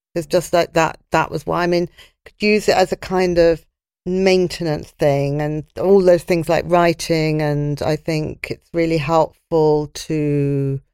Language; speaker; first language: English; native; English